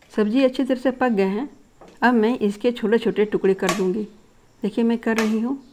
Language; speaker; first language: Hindi; native; Hindi